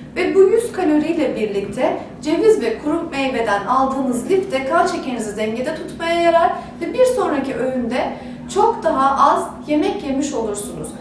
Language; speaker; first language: Turkish; native; Turkish